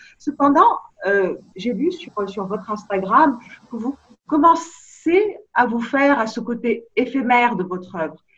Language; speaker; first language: French; non-native, local second language; Arabic